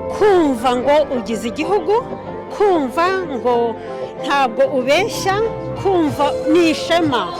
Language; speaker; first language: Kinyarwanda; early bilingual, heritage; Kinyarwanda